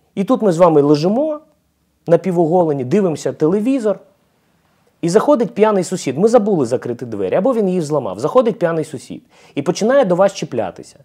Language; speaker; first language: Ukrainian; non-native, local second language; Russian